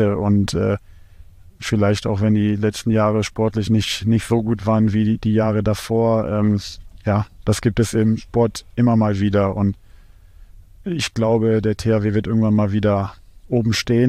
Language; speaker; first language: German; native; German